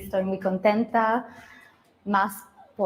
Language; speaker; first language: Spanish; early bilingual, other home language; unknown